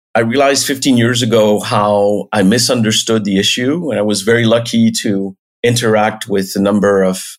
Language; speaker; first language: English; non-native, fluent; French